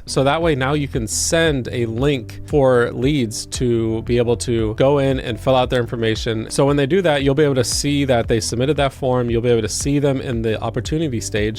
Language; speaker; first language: English; native; English